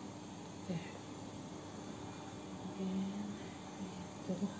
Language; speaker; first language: English; non-native, local second language; Filipino